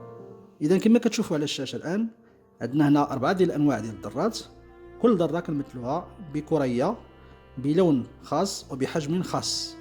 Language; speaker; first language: Arabic; native; Arabic